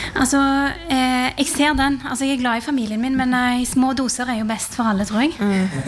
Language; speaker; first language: Norwegian; early bilingual, other home language; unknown